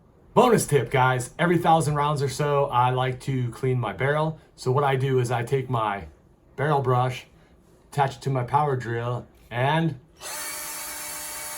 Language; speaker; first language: English; native; English